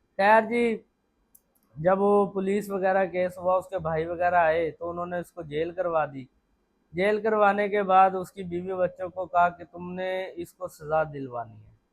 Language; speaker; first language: Urdu; non-native, local second language; Punjabi